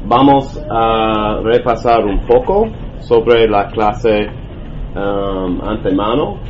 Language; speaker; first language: Spanish; non-native, learner; English